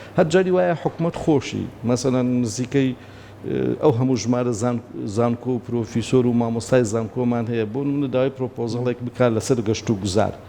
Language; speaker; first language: Central Kurdish; native; Central Kurdish